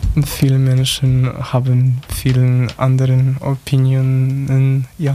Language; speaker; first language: German; non-native, learner; Polish